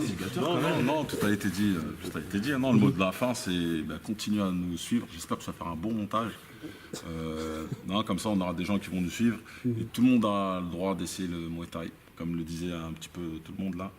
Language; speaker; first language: French; native; French